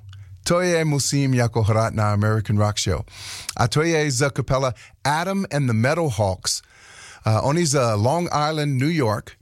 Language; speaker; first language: Czech; non-native, learner; English